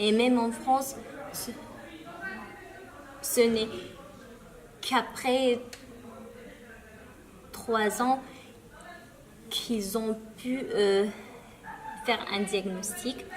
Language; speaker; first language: French; early bilingual, other home language; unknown